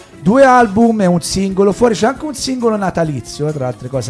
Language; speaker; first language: Italian; native; Italian